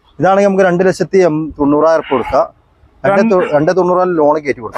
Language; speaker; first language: Malayalam; native; Malayalam